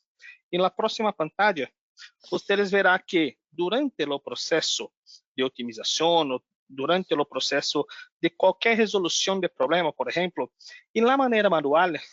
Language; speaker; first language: Spanish; non-native, learner; Portuguese